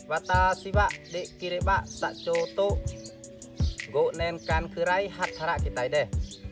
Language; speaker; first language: Japanese; non-native, learner; Khmer